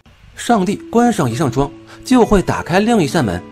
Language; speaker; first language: Chinese; native; Chinese